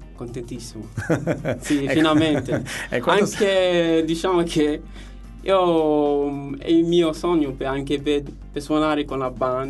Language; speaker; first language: Italian; non-native, learner; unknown